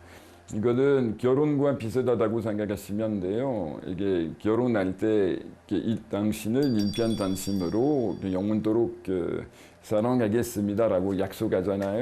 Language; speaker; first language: Korean; non-native, fluent; French